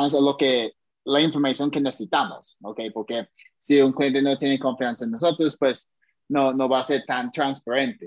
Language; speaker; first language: Spanish; non-native, fluent; English